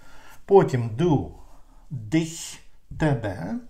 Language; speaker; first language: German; non-native, fluent; Ukrainian